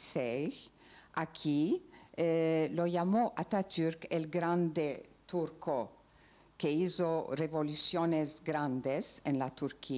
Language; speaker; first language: Spanish; non-native, learner; Ladino